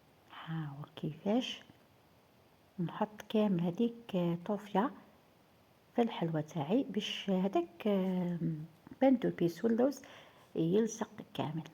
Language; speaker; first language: Arabic; native; Arabic